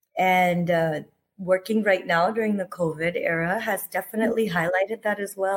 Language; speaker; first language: English; native; English